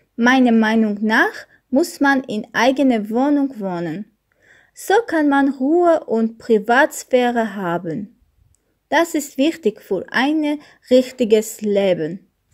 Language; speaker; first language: German; non-native, learner; Armenian